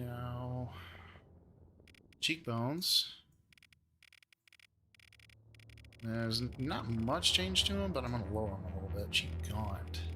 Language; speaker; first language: English; native; English